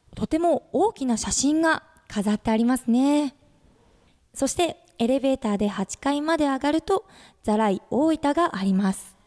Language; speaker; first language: Japanese; native; Japanese